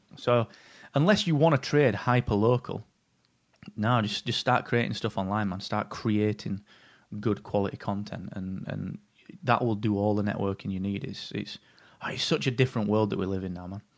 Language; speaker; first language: English; native; English